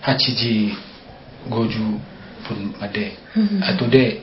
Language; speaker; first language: Japanese; non-native, learner; Indonesian